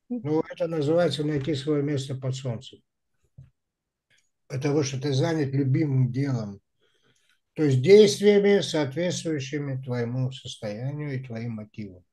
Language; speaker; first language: Russian; native; Russian